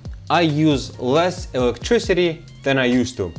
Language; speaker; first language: English; native; English